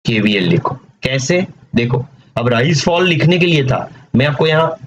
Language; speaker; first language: Hindi; non-native, local second language; Gujarati